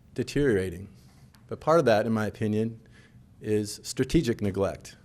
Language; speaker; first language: English; native; English